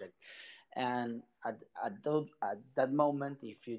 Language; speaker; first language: English; non-native, fluent; Spanish